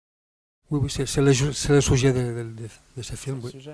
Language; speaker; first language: French; non-native, fluent; Spanish